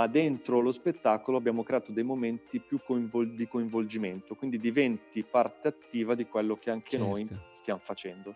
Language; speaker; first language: Italian; native; Italian